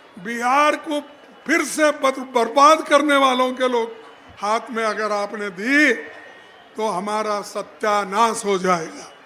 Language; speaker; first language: Hindi; non-native, local second language; Kannada